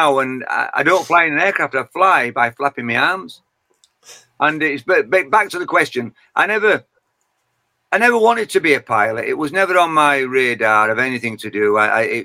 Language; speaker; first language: English; native; English